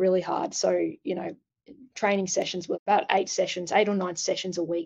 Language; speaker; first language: English; native; English